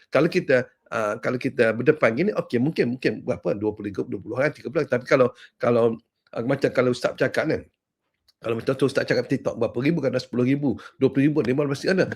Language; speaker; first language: Malay; native; Malay